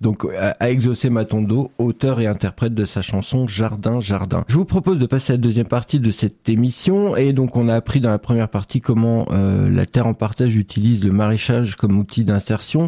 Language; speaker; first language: French; native; French